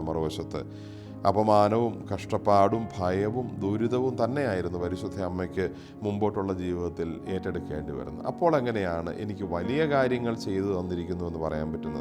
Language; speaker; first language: Malayalam; native; Malayalam